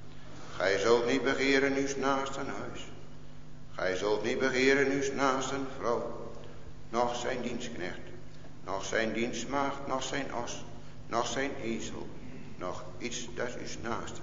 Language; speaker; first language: Dutch; native; Dutch